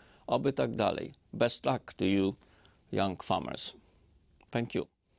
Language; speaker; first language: English; non-native, fluent; Polish